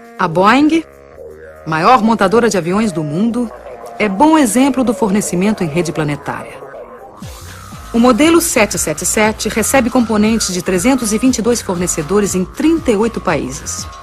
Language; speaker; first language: Portuguese; native; Portuguese